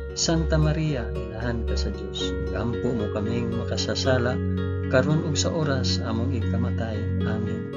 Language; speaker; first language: Cebuano; non-native, local second language; Hiligaynon